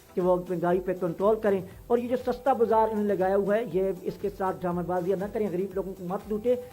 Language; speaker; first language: Urdu; native; Urdu